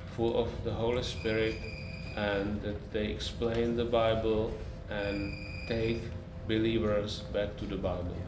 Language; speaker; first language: English; non-native, fluent; Czech